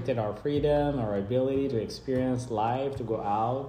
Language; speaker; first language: English; non-native, fluent; Amharic